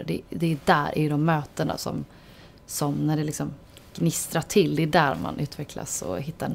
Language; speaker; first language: Swedish; native; Swedish